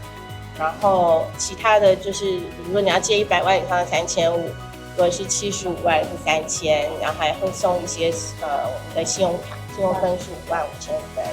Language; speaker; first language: Chinese; native; Chinese